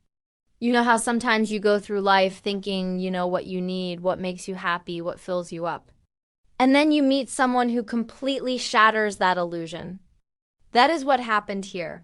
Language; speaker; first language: English; native; English